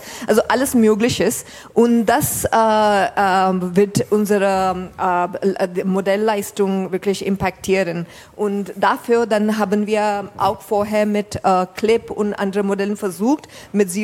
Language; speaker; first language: German; non-native, fluent; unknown